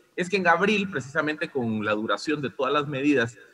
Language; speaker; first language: Spanish; non-native, fluent; Dutch